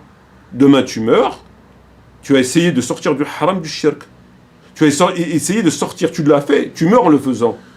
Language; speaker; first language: French; native; French